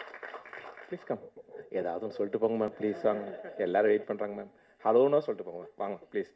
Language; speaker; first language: Tamil; native; Tamil